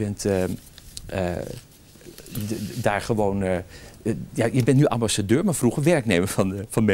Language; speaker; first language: Dutch; native; Dutch